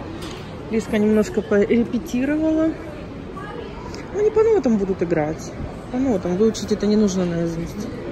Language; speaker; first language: Russian; native; Russian